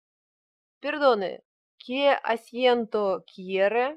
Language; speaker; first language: Spanish; non-native, learner; Russian